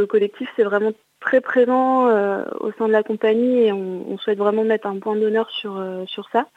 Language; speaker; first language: French; native; French